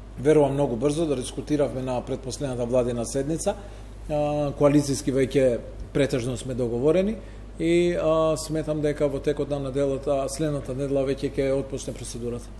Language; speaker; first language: Macedonian; non-native, local second language; Albanian